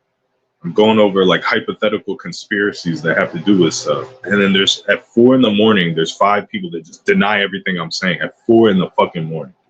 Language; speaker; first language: English; native; English